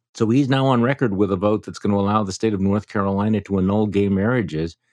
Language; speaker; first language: English; native; English